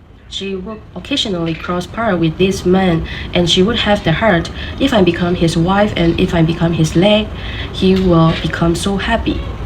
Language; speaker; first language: English; non-native, learner; Burmese